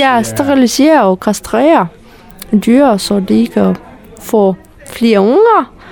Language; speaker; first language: Danish; non-native, fluent; Romanian